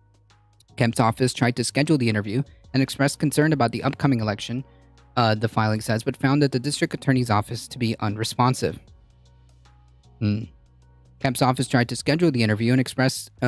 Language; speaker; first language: English; native; English